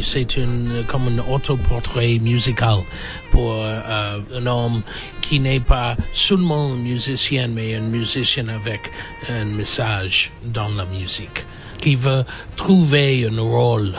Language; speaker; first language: French; non-native, learner; English